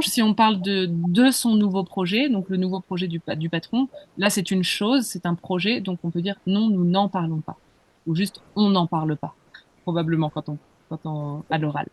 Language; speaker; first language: French; native; French